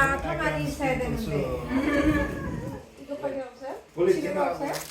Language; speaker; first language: Korean; non-native, learner; Nepali